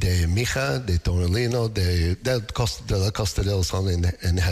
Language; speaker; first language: Spanish; non-native, learner; English